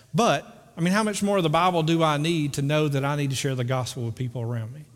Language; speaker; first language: English; native; English